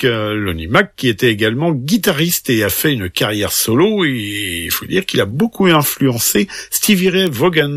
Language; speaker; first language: French; native; French